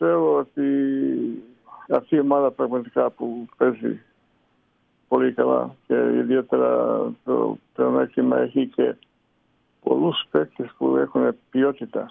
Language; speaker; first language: Greek; non-native, fluent; Serbian